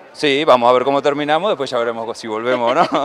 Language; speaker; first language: Spanish; native; Spanish